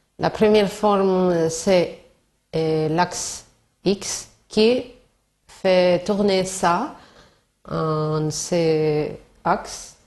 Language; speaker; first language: French; non-native, learner; Spanish